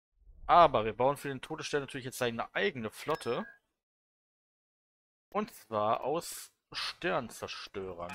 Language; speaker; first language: German; native; German